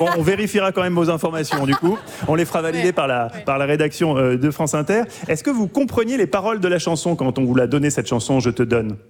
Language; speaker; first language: French; native; French